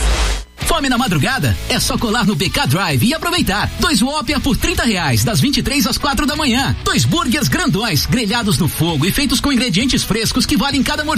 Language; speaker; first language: Portuguese; native; Portuguese